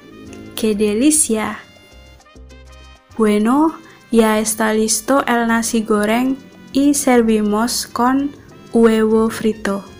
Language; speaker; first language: Spanish; non-native, fluent; Indonesian